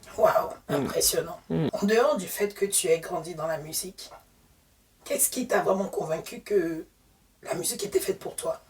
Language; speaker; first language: French; early bilingual, other home language; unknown